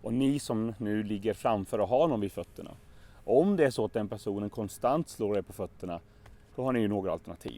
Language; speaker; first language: Swedish; native; Swedish